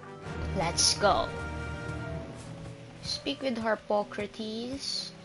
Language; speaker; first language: English; non-native, local second language; Filipino